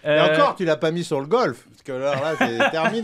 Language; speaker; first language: French; native; French